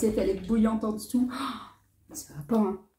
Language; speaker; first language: French; native; French